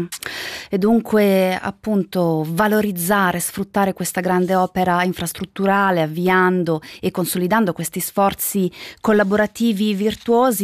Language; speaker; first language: Italian; native; Italian